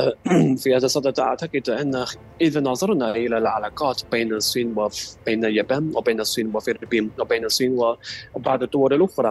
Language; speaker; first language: Arabic; non-native, fluent; Chinese